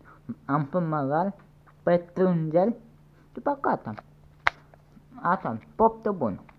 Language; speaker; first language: Romanian; non-native, learner; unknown